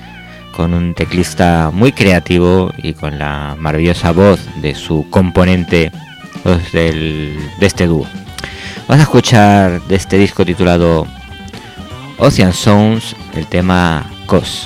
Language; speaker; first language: Spanish; native; Spanish